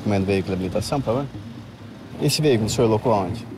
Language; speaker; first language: Portuguese; native; Portuguese